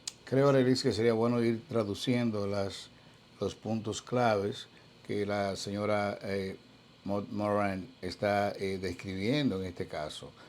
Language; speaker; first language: Spanish; native; Spanish